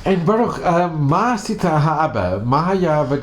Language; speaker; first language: Hebrew; non-native, fluent; English